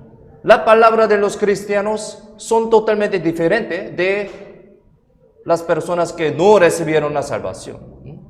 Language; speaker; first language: Spanish; non-native, fluent; Korean